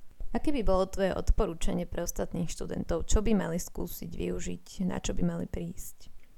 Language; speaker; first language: Slovak; native; Slovak